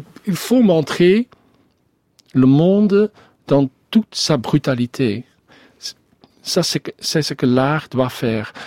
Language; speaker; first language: French; non-native, learner; Dutch